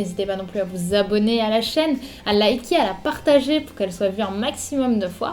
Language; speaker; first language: French; native; French